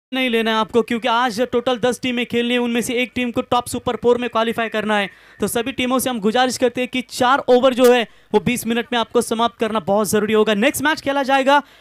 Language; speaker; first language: Hindi; non-native, local second language; Marathi